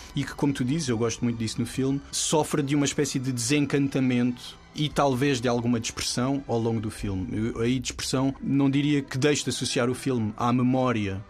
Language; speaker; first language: Portuguese; native; Portuguese